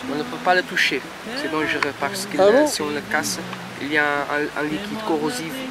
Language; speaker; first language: French; non-native, fluent; Kabuverdianu